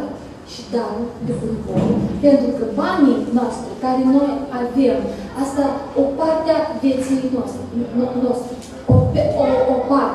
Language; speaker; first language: Romanian; non-native, learner; Russian